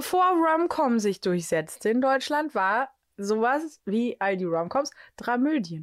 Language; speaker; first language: German; native; German